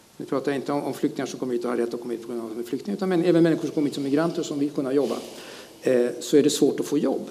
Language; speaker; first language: Swedish; early bilingual, other home language; German